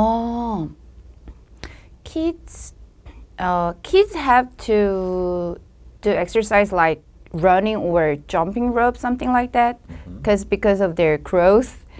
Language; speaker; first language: English; non-native, learner; Korean